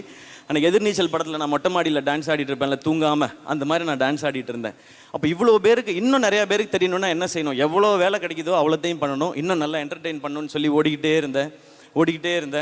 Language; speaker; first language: Tamil; native; Tamil